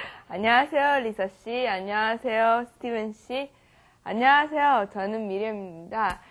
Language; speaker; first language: Korean; non-native, learner; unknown